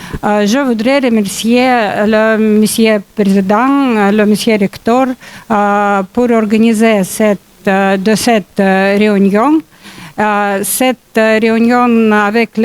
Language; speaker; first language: French; non-native, learner; Russian